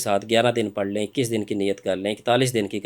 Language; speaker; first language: Urdu; native; Urdu